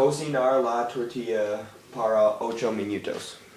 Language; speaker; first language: Spanish; non-native, learner; English